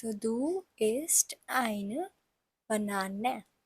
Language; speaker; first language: German; non-native, fluent; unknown